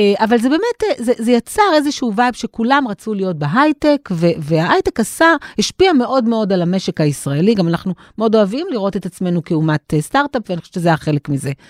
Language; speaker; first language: Hebrew; native; Hebrew